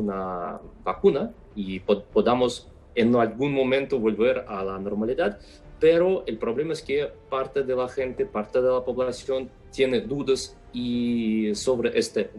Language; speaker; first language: Spanish; non-native, fluent; Russian